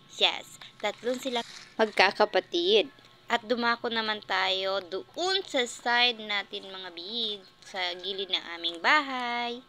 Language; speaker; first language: Filipino; non-native, local second language; Cebuano